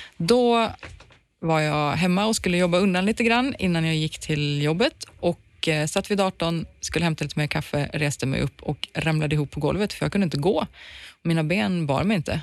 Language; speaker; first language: Swedish; native; Swedish